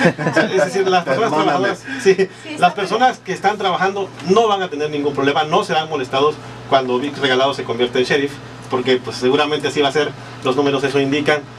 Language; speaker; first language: Spanish; native; Spanish